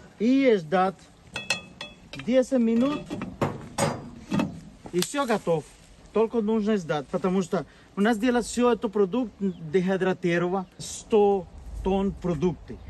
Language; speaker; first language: Russian; non-native, learner; Spanish